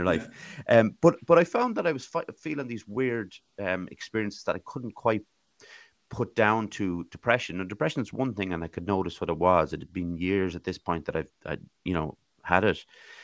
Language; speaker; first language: English; native; English